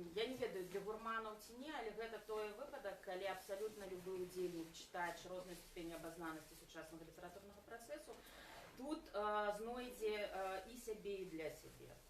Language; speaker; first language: Belarusian; non-native, local second language; Russian